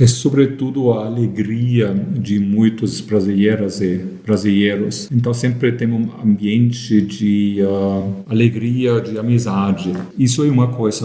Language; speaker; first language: Portuguese; non-native, fluent; German